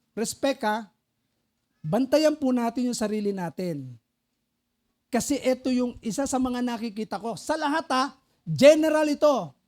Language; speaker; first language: Filipino; non-native, local second language; Pampanga